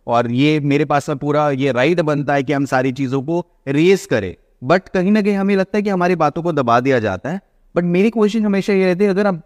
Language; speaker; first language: Hindi; native; Hindi